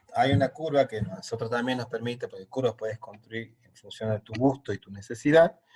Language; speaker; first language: Spanish; native; Spanish